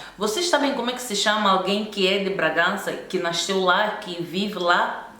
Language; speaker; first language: Portuguese; native; Portuguese